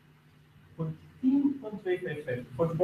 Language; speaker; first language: Dutch; non-native, fluent; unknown